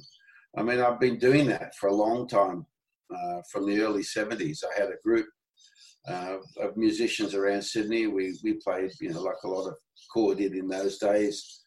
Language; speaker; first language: English; native; English